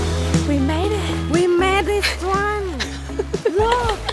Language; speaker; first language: English; non-native, learner; Chinese